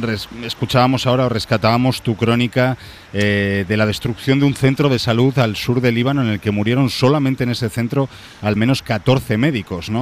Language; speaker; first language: Spanish; native; Spanish